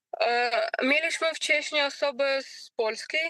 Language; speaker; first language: Polish; non-native, learner; Ukrainian